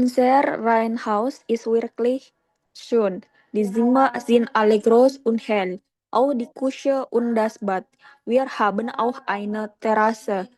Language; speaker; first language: German; non-native, learner; Indonesian